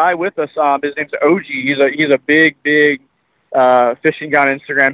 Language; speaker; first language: English; native; English